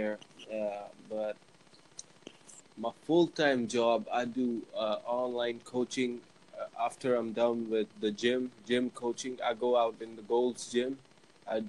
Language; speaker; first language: English; native; English